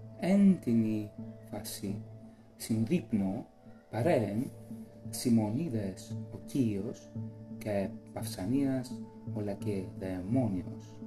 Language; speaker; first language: Greek; non-native, learner; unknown